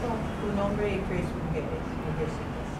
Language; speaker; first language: Spanish; non-native, fluent; English